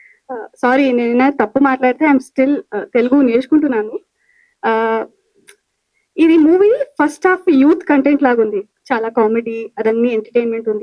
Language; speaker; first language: Telugu; non-native, learner; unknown